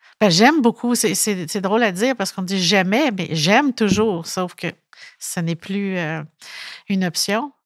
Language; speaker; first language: French; native; French